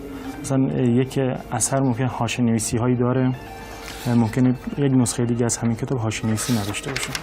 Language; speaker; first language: Persian; native; Persian